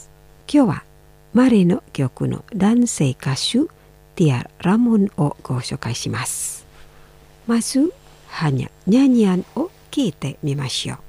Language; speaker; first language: Japanese; non-native, fluent; Indonesian